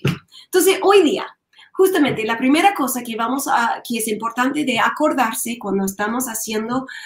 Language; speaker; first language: Spanish; non-native, learner; English